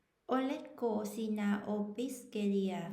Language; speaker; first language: Finnish; non-native, learner; Vietnamese